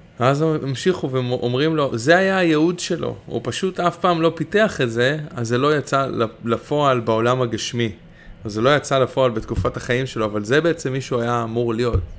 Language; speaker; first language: Hebrew; native; Hebrew